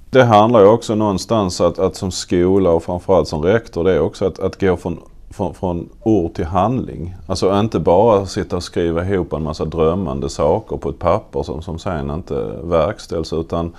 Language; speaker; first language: Swedish; native; Swedish